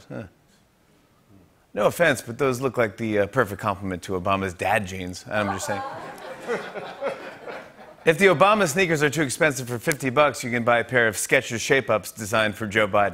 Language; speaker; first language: English; native; English